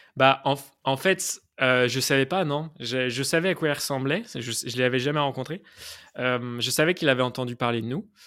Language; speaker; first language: French; native; French